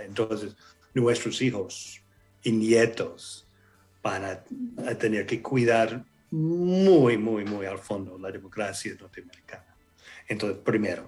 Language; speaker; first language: Spanish; non-native, fluent; English